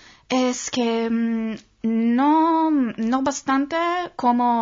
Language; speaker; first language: Spanish; non-native, fluent; Hebrew